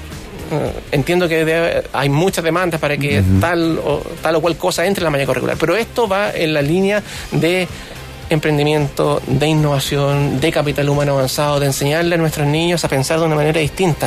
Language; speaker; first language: Spanish; native; Spanish